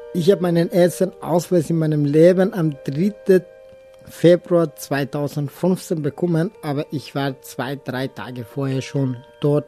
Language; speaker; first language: German; non-native, local second language; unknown